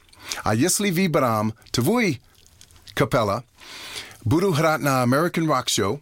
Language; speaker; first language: Czech; non-native, learner; English